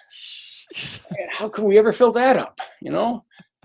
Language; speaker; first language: English; native; English